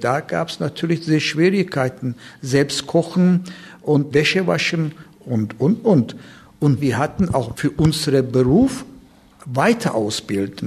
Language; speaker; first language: German; non-native, fluent; Turkish